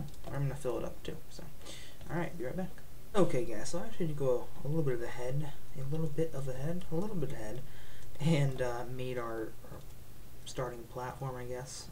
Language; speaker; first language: English; native; English